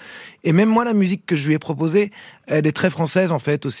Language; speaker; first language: French; native; French